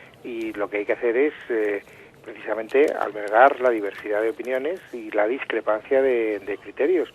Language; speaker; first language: Spanish; native; Spanish